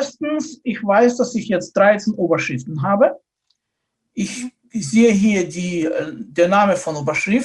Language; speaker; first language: German; non-native, fluent; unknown